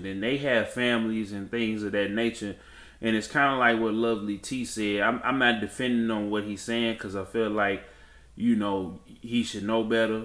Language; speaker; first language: English; native; English